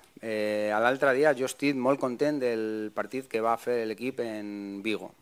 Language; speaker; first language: Catalan; non-native, learner; Spanish